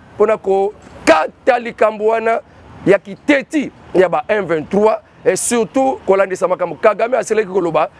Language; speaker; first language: Lingala; non-native, local second language; Kongo